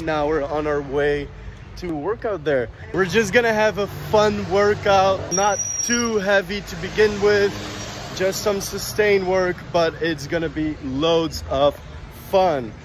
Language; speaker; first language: English; non-native, fluent; Dutch